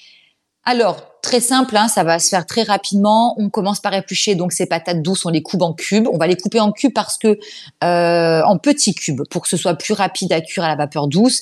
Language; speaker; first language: French; native; French